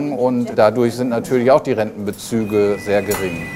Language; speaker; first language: German; native; German